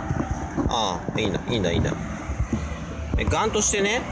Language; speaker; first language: Japanese; native; Japanese